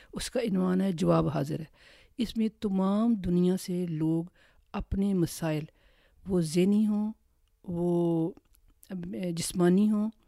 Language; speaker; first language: Urdu; native; Urdu